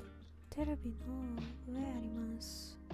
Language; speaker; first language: Japanese; non-native, learner; English